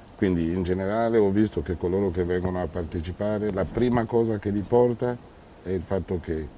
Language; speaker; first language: Italian; non-native, fluent; French